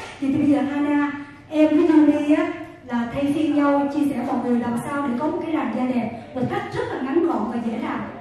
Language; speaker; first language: Vietnamese; native; Vietnamese